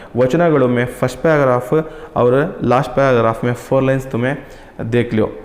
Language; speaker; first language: Hindi; non-native, local second language; Kannada